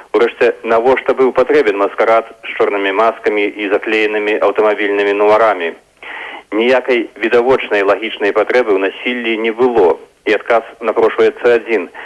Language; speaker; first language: Belarusian; native; Belarusian